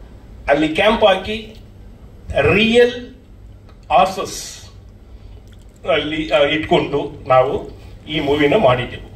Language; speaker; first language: Kannada; non-native, learner; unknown